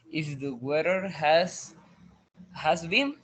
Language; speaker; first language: English; non-native, learner; Spanish